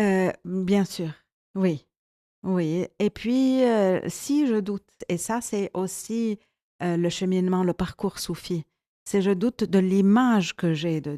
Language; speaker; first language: French; non-native, local second language; Arabic